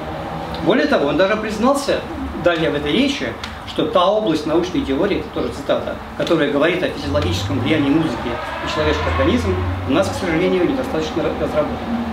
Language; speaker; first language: Russian; native; Russian